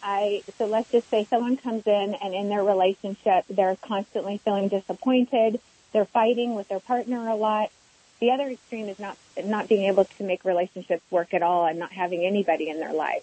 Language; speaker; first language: English; native; English